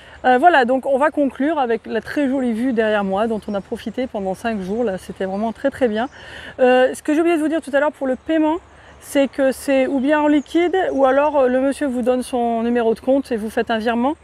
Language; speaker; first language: French; native; French